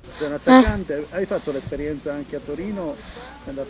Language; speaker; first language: Italian; native; Italian